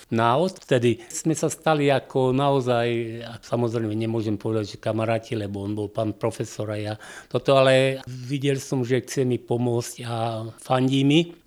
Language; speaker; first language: Slovak; non-native, local second language; Hungarian